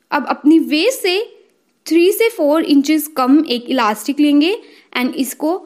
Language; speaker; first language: Hindi; native; Hindi